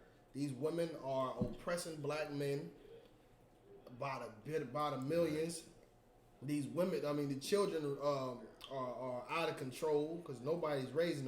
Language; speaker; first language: English; native; English